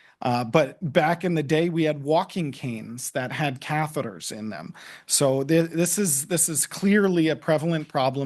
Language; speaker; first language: English; native; English